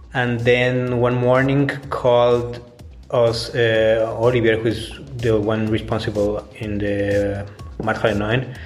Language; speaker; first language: English; non-native, fluent; Spanish